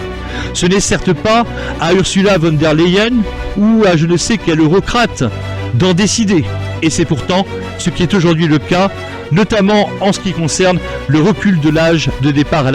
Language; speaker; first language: French; native; French